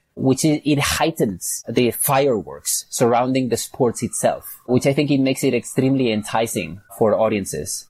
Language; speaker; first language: English; non-native, fluent; Catalan